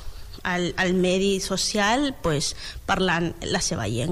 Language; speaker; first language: Catalan; non-native, learner; Spanish